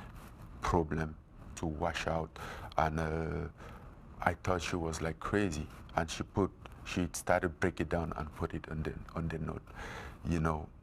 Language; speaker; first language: English; non-native, fluent; French